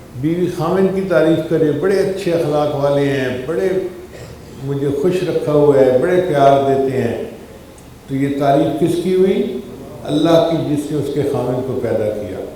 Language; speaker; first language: Urdu; non-native, local second language; Punjabi